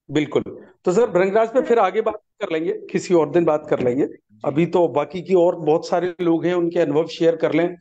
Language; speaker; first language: Hindi; native; Hindi